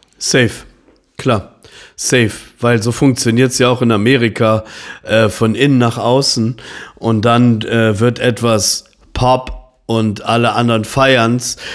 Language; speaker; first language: German; native; German